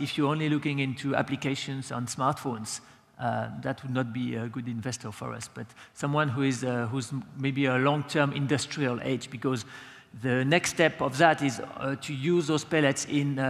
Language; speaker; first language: English; non-native, fluent; French